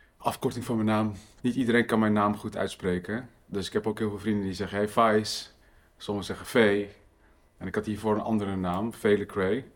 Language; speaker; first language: Dutch; early bilingual, other home language; Riffian